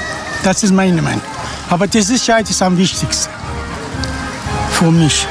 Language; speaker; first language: German; non-native, fluent; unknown